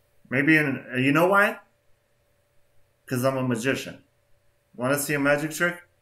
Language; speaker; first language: English; non-native, fluent; Albanian